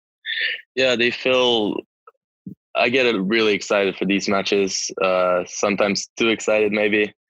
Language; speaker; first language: English; non-native, local second language; French